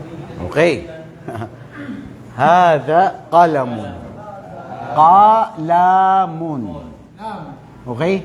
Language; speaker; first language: Arabic; non-native, fluent; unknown